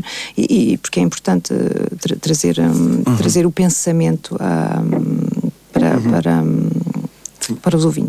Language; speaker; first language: Portuguese; native; Portuguese